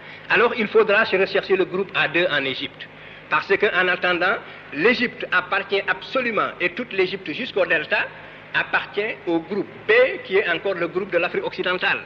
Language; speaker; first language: French; non-native, local second language; Wolof